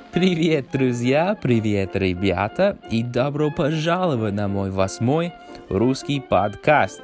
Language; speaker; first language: Russian; non-native, learner; English